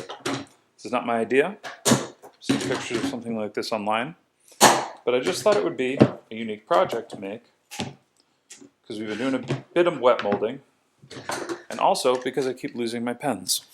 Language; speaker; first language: English; native; English